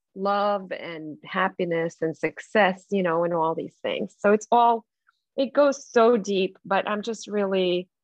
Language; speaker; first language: English; non-native, fluent; Russian